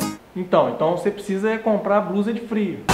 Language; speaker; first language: Portuguese; native; Portuguese